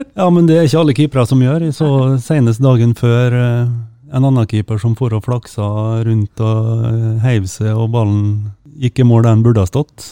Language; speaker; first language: Norwegian; native; Norwegian